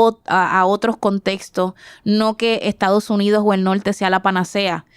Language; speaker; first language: Spanish; native; Spanish